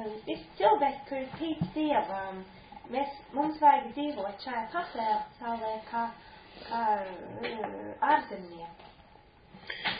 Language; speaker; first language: Latvian; non-native, fluent; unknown